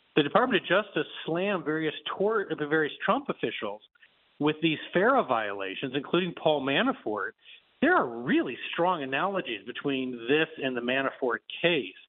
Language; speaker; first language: English; native; English